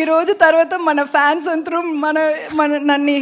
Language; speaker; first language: Telugu; non-native, learner; Tamil